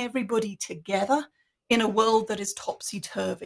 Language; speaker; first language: English; native; English